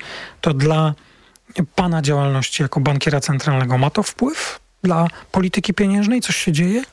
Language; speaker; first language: Polish; native; Polish